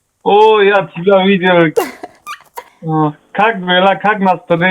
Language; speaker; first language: Russian; non-native, learner; Tajik